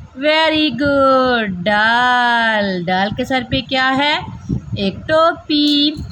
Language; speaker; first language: Urdu; non-native, local second language; Punjabi